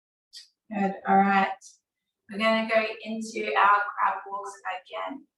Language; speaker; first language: English; native; English